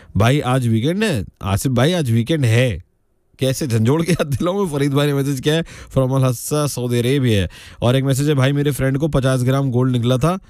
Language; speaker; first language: Hindi; native; Hindi